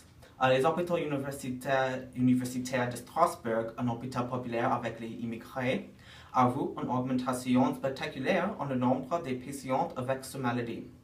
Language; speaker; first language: French; non-native, learner; English